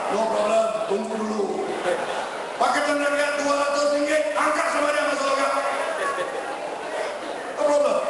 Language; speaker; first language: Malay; non-native, local second language; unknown